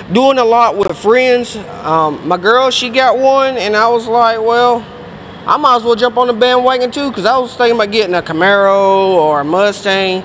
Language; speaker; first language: English; native; English